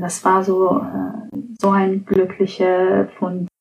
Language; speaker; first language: German; non-native, fluent; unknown